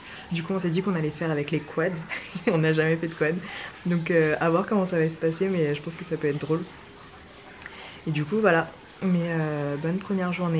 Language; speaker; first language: French; native; French